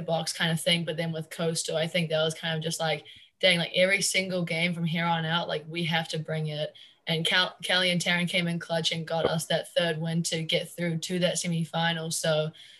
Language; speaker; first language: English; native; English